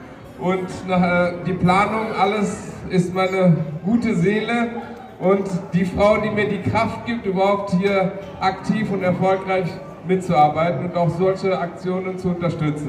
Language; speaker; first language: German; non-native, fluent; Bangla